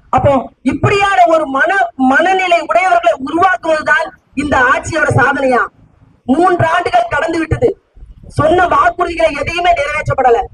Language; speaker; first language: Tamil; native; Tamil